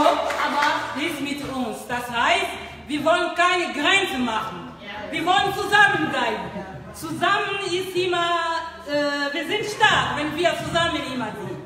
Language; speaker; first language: German; non-native, learner; Lingala